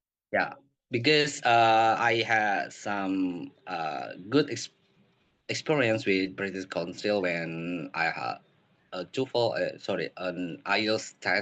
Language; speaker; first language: English; non-native, learner; Indonesian